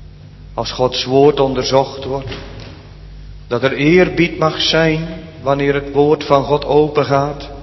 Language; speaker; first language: Dutch; native; Dutch